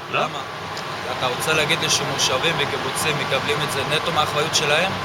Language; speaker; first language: Hebrew; non-native, local second language; Arabic